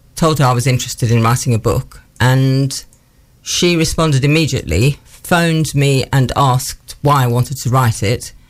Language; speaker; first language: English; native; English